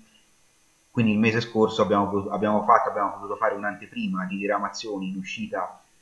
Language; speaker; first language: Italian; native; Italian